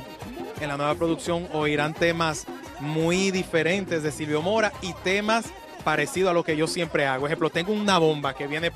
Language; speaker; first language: Spanish; native; Spanish